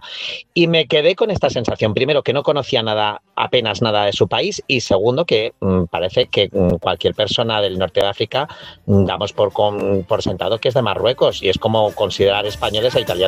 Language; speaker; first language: Spanish; native; Spanish